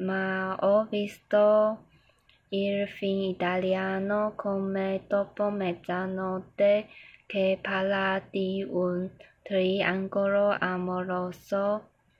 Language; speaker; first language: Italian; non-native, learner; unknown